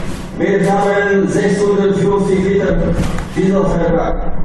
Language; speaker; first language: German; non-native, learner; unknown